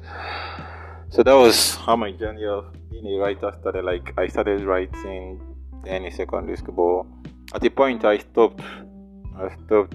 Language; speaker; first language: English; non-native, local second language; Igbo